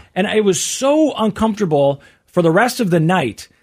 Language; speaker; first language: English; native; English